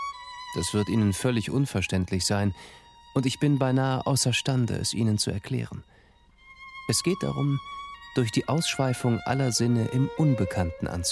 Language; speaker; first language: German; native; German